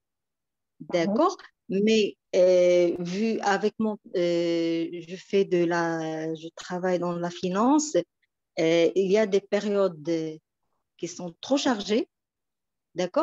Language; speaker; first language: French; non-native, local second language; Arabic